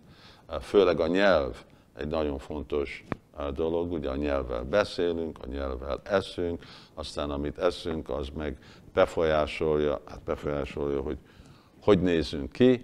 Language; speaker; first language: Hungarian; early bilingual, heritage; Hungarian